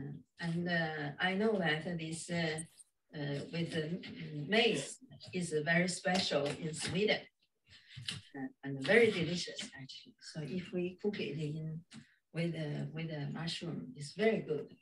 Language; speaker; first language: English; non-native, fluent; Chinese